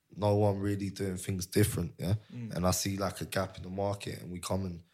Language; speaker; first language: English; native; English